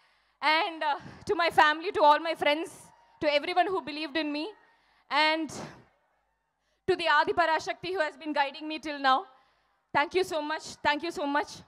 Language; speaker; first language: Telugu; non-native, fluent; Malayalam